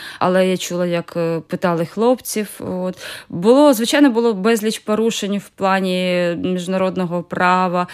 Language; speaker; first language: Ukrainian; native; Ukrainian